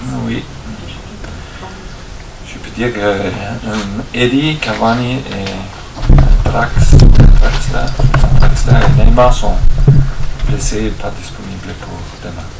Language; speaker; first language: French; non-native, fluent; German